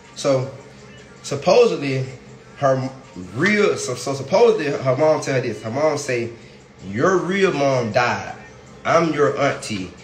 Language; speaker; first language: English; native; English